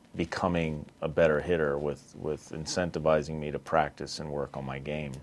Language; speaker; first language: English; native; English